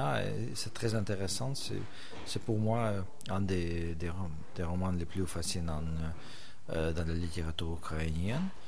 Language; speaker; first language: French; non-native, fluent; Russian